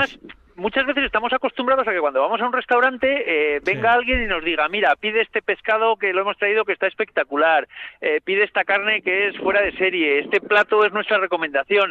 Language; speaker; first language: Spanish; native; Spanish